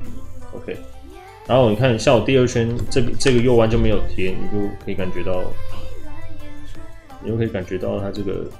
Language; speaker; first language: Chinese; native; Chinese